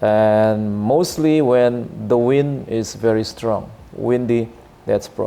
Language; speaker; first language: English; non-native, learner; Indonesian